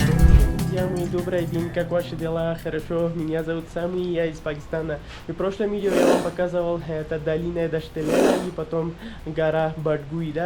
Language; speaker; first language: Russian; non-native, learner; Urdu